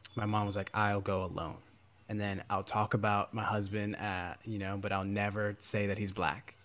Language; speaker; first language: English; native; English